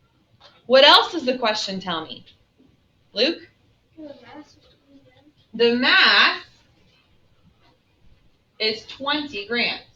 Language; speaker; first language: English; native; English